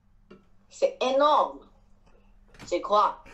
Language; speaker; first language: French; non-native, learner; Chinese